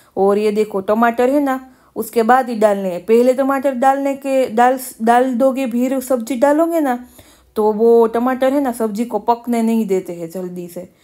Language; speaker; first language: Hindi; non-native, local second language; Gujarati